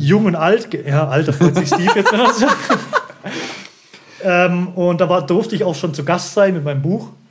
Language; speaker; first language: German; native; German